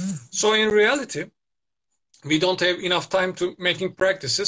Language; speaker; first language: English; non-native, learner; Turkish